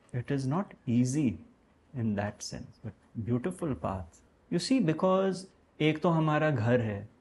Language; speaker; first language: Hindi; non-native, learner; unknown